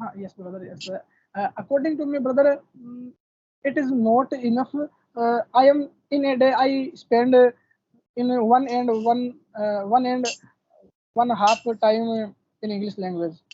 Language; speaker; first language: English; non-native, learner; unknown